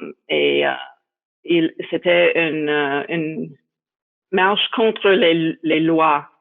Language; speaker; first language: French; non-native, fluent; English